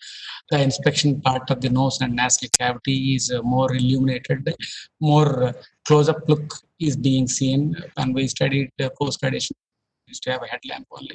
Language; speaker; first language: English; non-native, local second language; Telugu